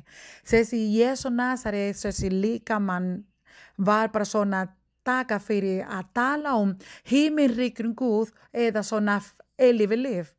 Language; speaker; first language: Icelandic; non-native, learner; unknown